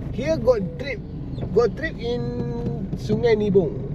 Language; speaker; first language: English; non-native, learner; Malay